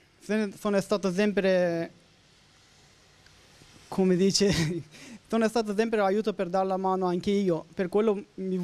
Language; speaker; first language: Italian; non-native, learner; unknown